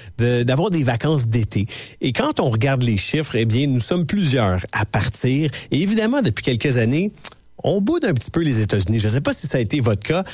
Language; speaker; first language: French; native; French